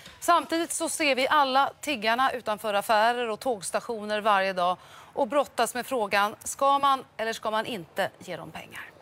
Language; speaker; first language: Swedish; native; Swedish